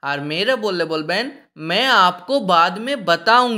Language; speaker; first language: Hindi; non-native, fluent; Bangla